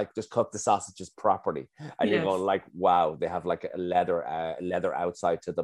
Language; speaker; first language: English; native; English